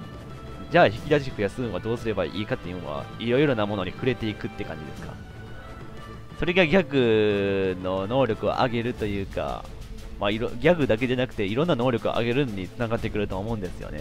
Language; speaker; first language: Japanese; native; Japanese